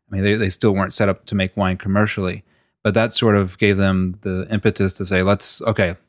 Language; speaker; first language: English; native; English